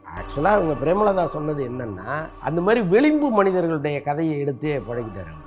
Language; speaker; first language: Tamil; native; Tamil